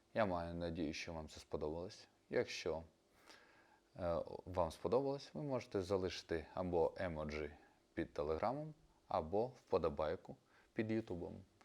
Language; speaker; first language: Ukrainian; non-native, local second language; Russian